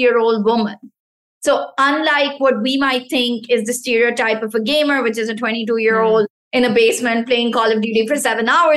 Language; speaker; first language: English; non-native, local second language; Pashto